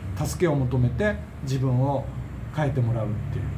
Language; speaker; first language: Japanese; native; Japanese